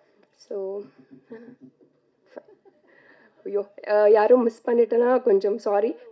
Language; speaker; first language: Tamil; non-native, learner; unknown